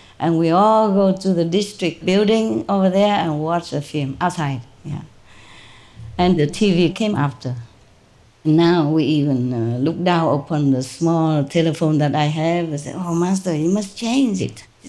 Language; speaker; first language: English; non-native, fluent; Vietnamese